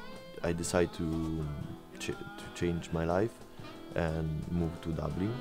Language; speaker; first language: English; non-native, learner; Italian